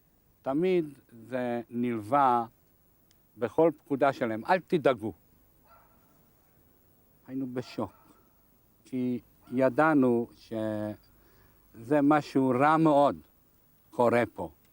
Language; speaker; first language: Hebrew; non-native, fluent; Hungarian